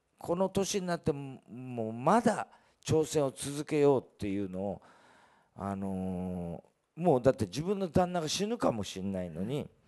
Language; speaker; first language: Japanese; native; Japanese